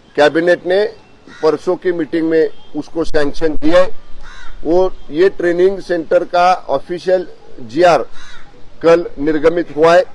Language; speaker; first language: Hindi; non-native, local second language; Marathi